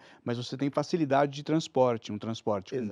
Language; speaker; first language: Portuguese; native; Portuguese